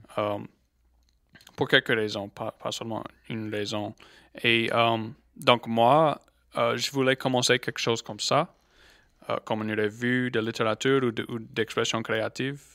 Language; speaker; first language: French; non-native, local second language; English